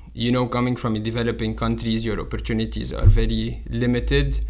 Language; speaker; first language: English; non-native, fluent; Arabic